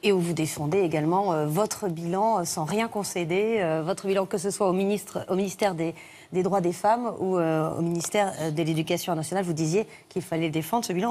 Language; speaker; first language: French; native; French